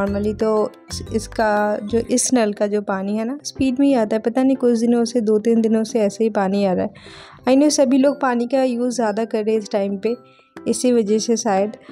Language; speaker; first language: Hindi; non-native, local second language; Bangla